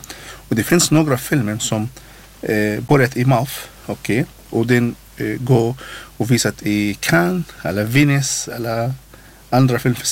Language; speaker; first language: Swedish; non-native, learner; Arabic